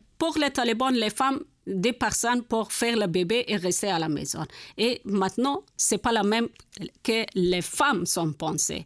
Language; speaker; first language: French; non-native, learner; Persian